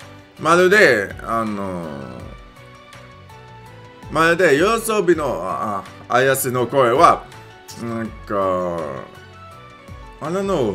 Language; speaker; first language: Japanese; non-native, learner; English